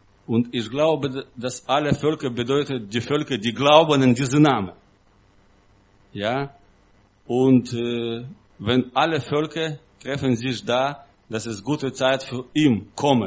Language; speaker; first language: German; non-native, learner; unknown